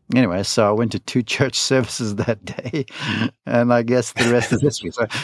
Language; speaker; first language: English; native; English